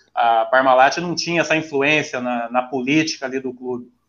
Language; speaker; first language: Portuguese; native; Portuguese